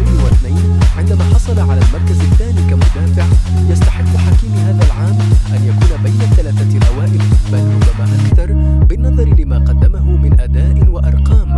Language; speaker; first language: Arabic; native; Arabic